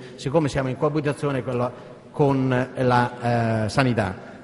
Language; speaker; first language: Italian; native; Italian